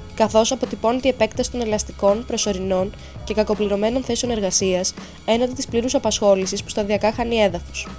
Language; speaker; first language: Greek; native; Greek